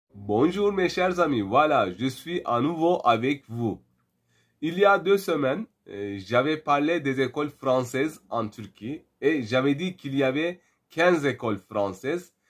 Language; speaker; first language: French; non-native, fluent; Turkish